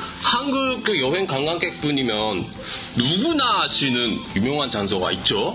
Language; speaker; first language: Korean; non-native, fluent; Japanese